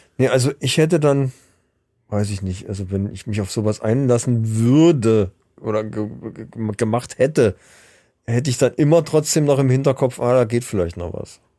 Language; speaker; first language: German; native; German